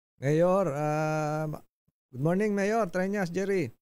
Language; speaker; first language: English; non-native, local second language; Filipino